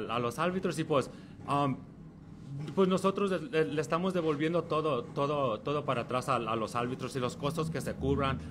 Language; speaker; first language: Spanish; early bilingual, heritage; Spanish